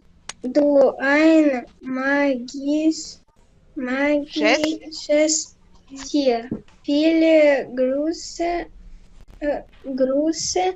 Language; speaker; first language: German; non-native, learner; Russian